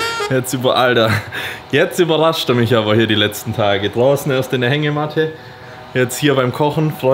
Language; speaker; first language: German; native; German